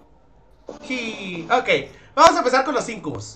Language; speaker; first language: Spanish; native; Spanish